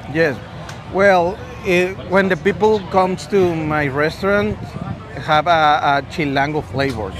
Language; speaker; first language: English; non-native, learner; Spanish